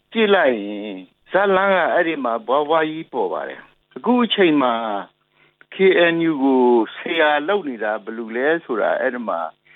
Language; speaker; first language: Burmese; non-native, local second language; S'gaw Karen